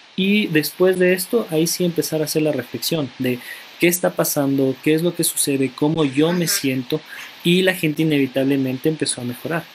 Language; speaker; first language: Spanish; native; Spanish